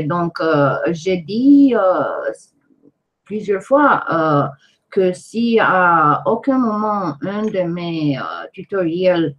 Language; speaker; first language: French; non-native, fluent; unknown